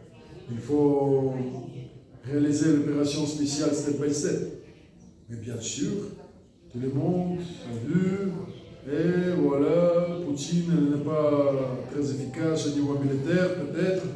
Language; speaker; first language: French; non-native, learner; Russian